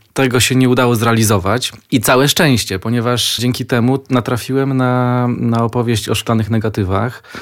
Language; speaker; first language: Polish; native; Polish